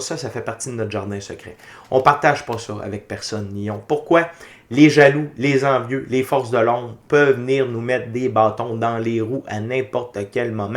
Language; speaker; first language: French; native; French